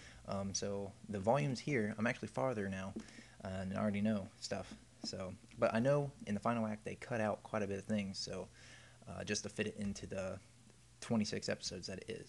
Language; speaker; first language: English; native; English